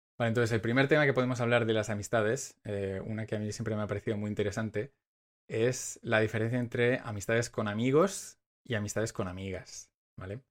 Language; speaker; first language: Spanish; native; Spanish